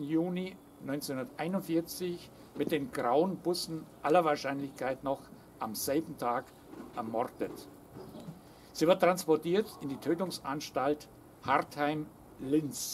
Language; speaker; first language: German; native; German